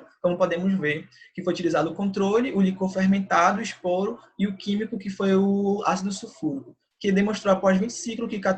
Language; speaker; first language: Portuguese; native; Portuguese